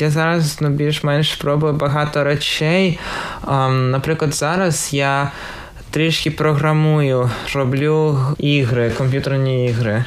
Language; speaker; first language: Ukrainian; non-native, local second language; Russian